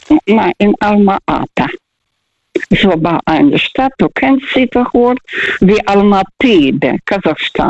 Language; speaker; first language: German; non-native, fluent; Russian